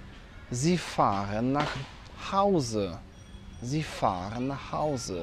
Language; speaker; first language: German; non-native, fluent; Polish